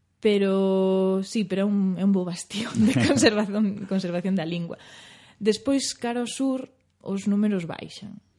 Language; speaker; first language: Galician; native; Galician